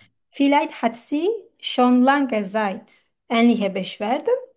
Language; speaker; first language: German; non-native, fluent; Turkish